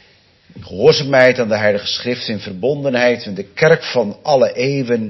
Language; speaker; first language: Dutch; native; Dutch